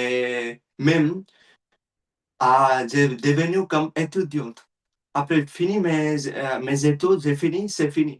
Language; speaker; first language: French; non-native, learner; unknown